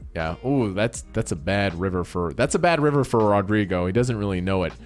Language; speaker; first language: English; native; English